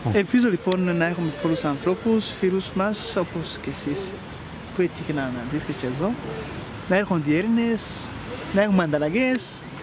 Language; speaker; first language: Greek; non-native, fluent; Rundi